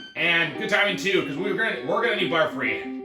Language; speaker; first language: English; native; English